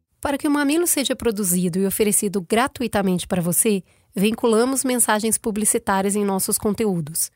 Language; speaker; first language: Portuguese; native; Portuguese